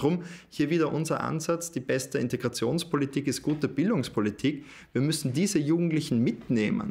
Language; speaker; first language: German; native; German